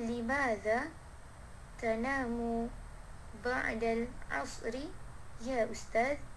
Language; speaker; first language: Arabic; non-native, learner; Malay